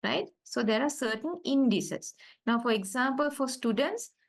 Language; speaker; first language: English; non-native, local second language; Sinhala